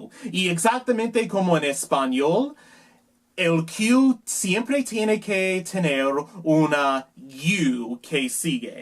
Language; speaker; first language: Spanish; non-native, learner; English